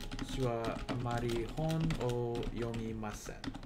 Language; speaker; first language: Japanese; non-native, fluent; English